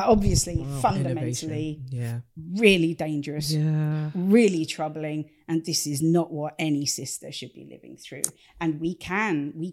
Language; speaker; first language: English; native; English